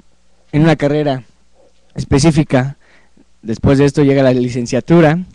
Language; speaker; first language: Spanish; native; Spanish